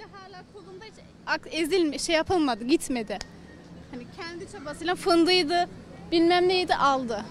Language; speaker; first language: Turkish; early bilingual, heritage; Turkish